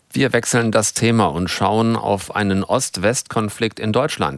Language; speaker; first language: German; native; German